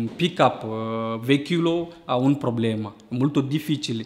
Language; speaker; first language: Italian; non-native, learner; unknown